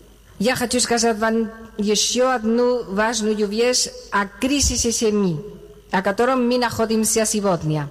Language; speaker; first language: Russian; non-native, learner; Spanish